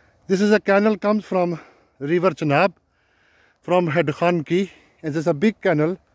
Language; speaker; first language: Urdu; non-native, local second language; Punjabi